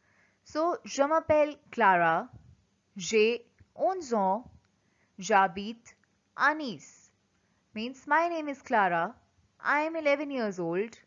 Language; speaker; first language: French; non-native, fluent; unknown